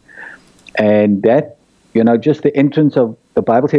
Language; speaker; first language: English; native; English